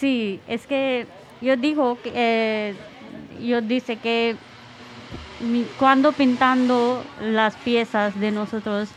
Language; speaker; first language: Spanish; non-native, learner; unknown